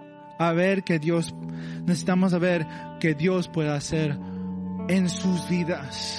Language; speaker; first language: Spanish; non-native, learner; English